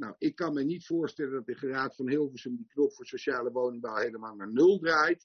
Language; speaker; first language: Dutch; native; Dutch